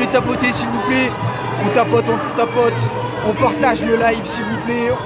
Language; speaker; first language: French; native; French